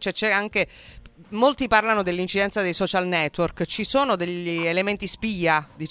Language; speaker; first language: Italian; native; Italian